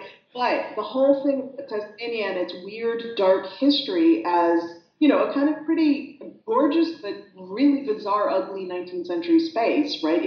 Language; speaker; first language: English; native; English